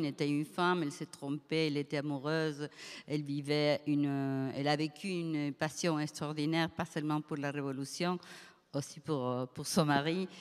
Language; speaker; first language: French; non-native, fluent; Spanish